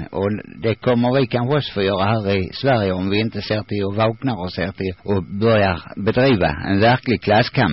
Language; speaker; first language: Swedish; native; Swedish